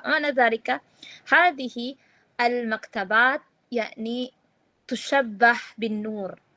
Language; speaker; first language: Arabic; non-native, fluent; Indonesian